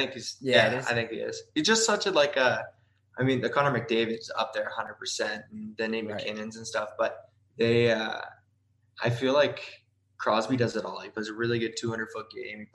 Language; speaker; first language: English; native; English